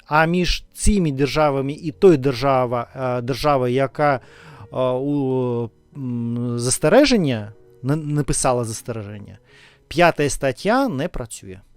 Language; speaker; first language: Ukrainian; non-native, learner; Russian